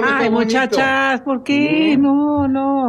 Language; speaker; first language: Spanish; native; Spanish